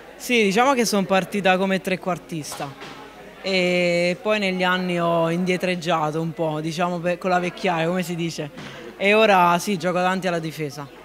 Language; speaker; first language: Italian; native; Italian